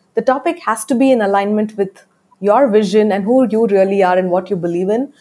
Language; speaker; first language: English; non-native, local second language; Tamil